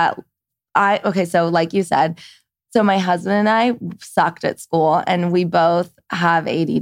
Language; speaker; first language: English; early bilingual, other home language; Persian